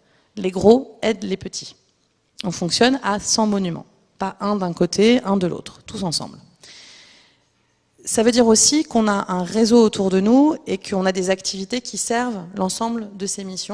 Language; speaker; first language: French; native; French